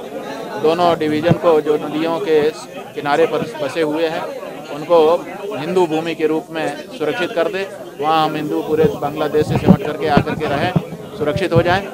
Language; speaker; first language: Hindi; native; Hindi